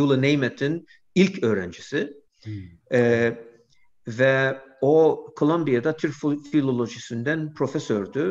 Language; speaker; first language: Turkish; non-native, fluent; English